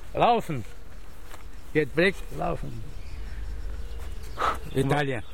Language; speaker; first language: German; non-native, learner; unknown